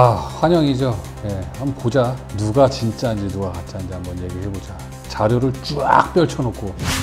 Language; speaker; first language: Korean; native; Korean